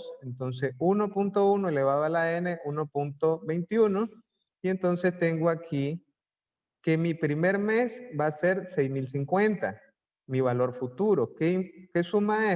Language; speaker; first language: Spanish; native; Spanish